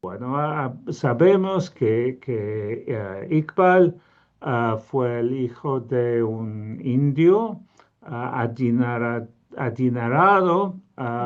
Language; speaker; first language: Spanish; non-native, fluent; English